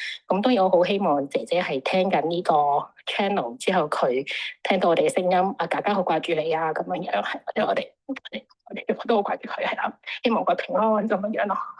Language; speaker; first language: Cantonese; native; Cantonese